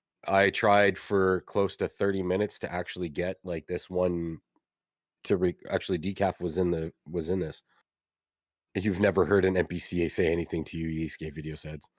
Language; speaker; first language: English; native; English